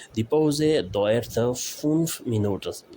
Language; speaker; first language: German; non-native, learner; Urdu